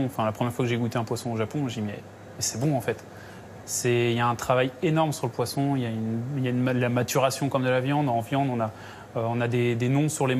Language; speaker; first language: French; native; French